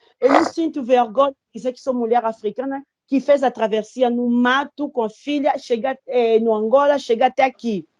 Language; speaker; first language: Portuguese; non-native, fluent; Lingala